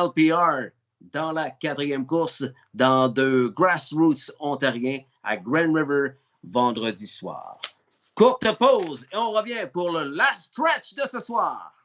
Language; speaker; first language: French; native; French